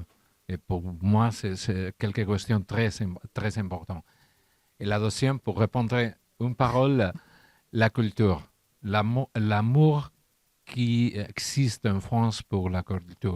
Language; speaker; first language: French; non-native, learner; Catalan